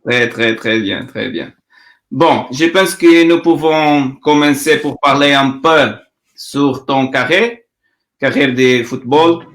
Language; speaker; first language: French; non-native, learner; Portuguese